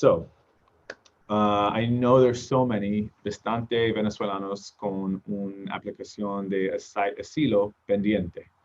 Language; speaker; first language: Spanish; non-native, learner; English